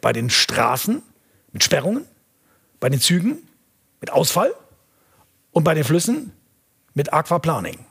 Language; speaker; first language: German; native; German